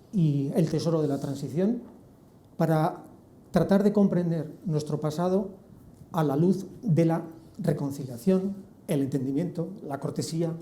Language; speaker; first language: Spanish; native; Spanish